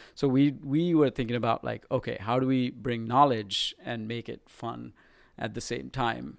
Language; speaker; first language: English; non-native, local second language; Sinhala